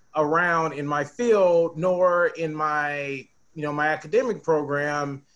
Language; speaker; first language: English; native; English